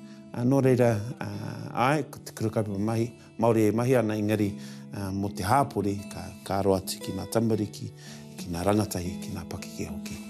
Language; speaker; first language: Māori; non-native, local second language; English